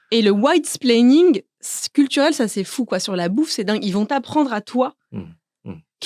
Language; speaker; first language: French; native; French